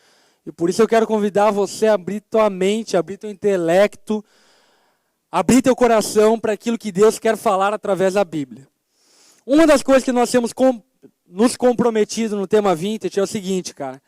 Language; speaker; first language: Portuguese; native; Portuguese